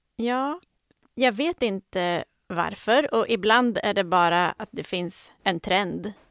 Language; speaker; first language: Swedish; native; Swedish